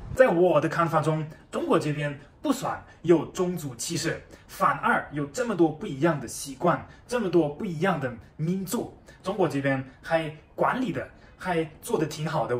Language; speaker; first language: Chinese; non-native, fluent; German